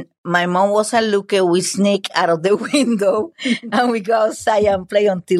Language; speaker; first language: English; non-native, fluent; Spanish